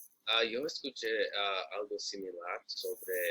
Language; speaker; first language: Spanish; non-native, learner; English